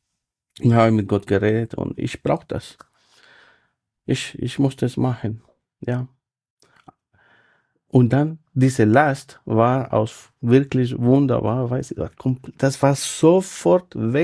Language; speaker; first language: German; non-native, fluent; Spanish